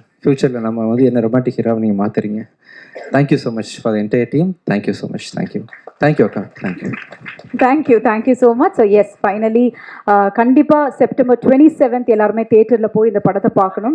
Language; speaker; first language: Tamil; native; Tamil